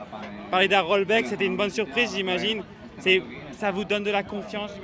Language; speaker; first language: French; native; French